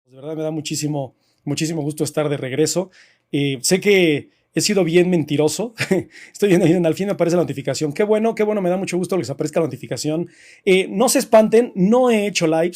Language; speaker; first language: Spanish; native; Spanish